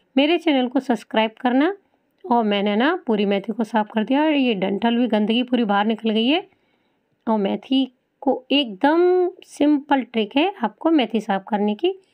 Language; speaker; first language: Hindi; native; Hindi